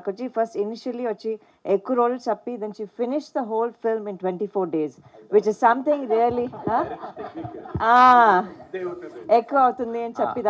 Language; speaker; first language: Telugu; non-native, local second language; Tamil